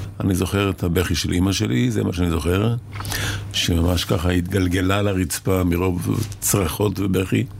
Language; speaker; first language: Hebrew; early bilingual, other home language; Arabic